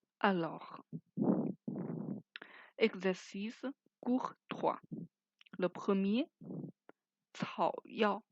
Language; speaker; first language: French; non-native, fluent; Chinese